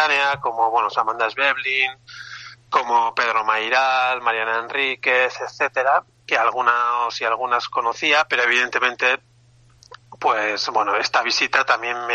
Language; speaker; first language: Spanish; non-native, local second language; Basque